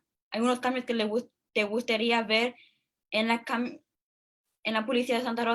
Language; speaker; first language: Spanish; early bilingual, heritage; Spanish